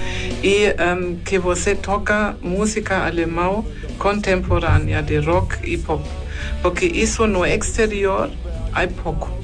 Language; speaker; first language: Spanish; non-native, fluent; German